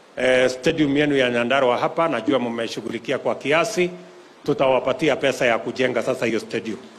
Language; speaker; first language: Swahili; non-native, local second language; Kalenjin